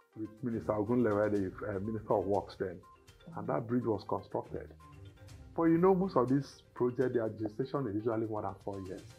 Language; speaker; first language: English; non-native, local second language; Igbo